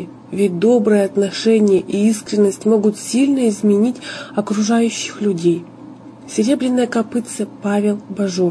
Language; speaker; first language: Russian; native; Russian